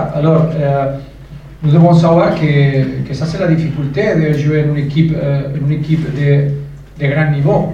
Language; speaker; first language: French; non-native, fluent; Spanish